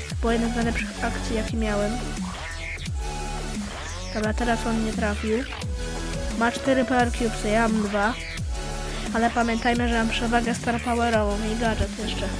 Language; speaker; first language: Polish; native; Polish